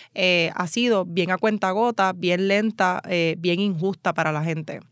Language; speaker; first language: Spanish; native; Spanish